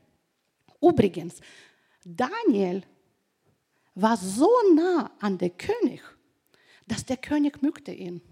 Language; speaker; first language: German; non-native, fluent; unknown